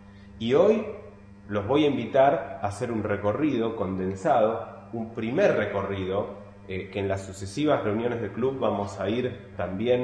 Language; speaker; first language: Spanish; native; Spanish